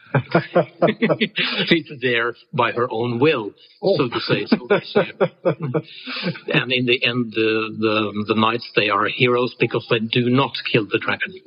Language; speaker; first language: English; non-native, fluent; Norwegian